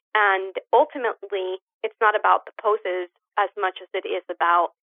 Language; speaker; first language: English; early bilingual, other home language; Spanish